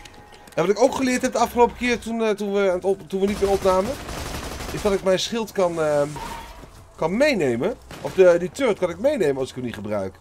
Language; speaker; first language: Dutch; native; Dutch